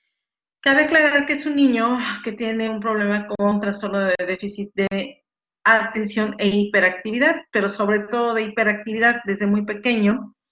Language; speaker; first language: Spanish; native; Spanish